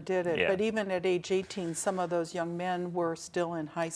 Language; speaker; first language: English; native; English